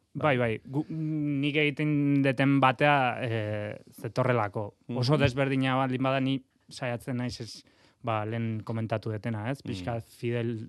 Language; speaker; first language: Basque; non-native, local second language; Spanish